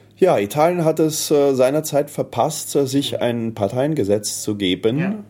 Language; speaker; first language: German; early bilingual, heritage; German